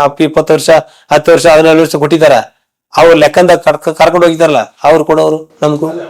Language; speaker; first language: Kannada; non-native, local second language; Tamil